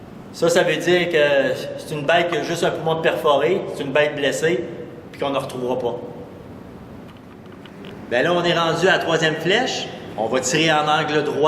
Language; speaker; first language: French; native; French